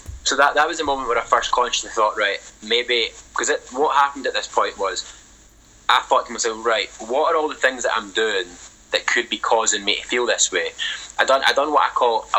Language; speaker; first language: English; native; English